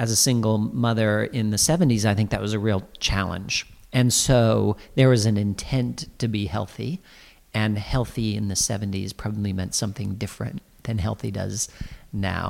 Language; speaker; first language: English; native; English